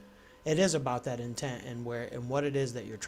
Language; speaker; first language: English; native; English